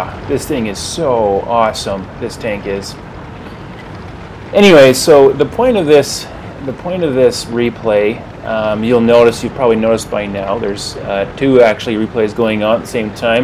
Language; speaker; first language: English; native; English